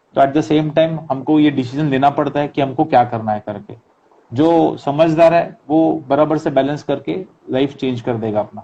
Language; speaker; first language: Hindi; non-native, local second language; Marathi